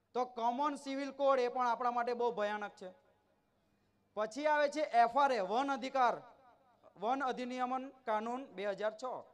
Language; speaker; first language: Gujarati; non-native, local second language; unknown